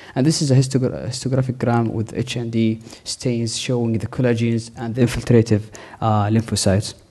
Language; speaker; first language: English; non-native, fluent; Arabic